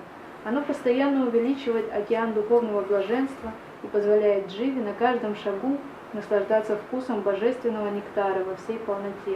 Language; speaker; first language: Russian; native; Russian